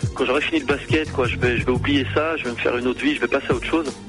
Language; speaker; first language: French; native; French